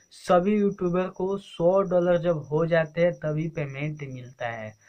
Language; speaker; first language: Hindi; native; Hindi